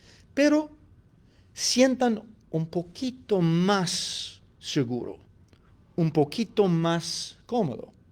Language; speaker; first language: Spanish; non-native, fluent; English